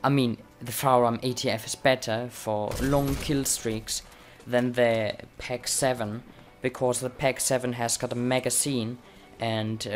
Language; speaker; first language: English; non-native, fluent; Swiss German